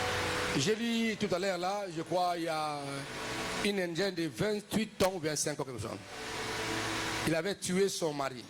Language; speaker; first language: French; non-native, local second language; Lingala